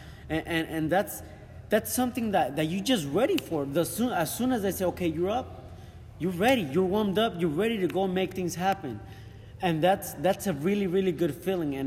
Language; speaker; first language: English; early bilingual, other home language; Spanish